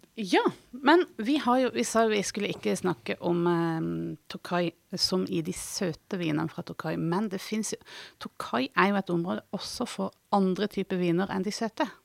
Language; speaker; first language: Norwegian; native; Norwegian